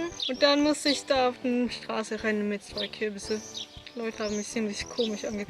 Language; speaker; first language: German; non-native, fluent; Swedish